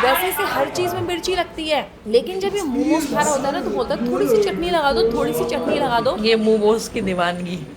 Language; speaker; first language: Hindi; native; Hindi